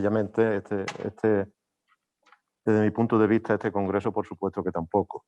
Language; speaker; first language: Spanish; native; Spanish